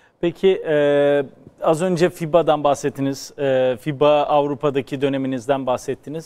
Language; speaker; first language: Turkish; native; Turkish